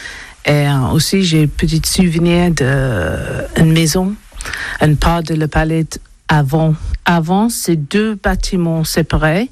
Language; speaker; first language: French; non-native, learner; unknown